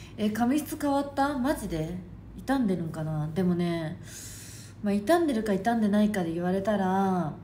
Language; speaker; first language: Japanese; native; Japanese